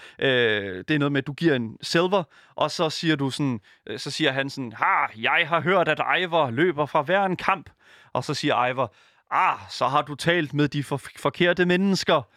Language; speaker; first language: Danish; native; Danish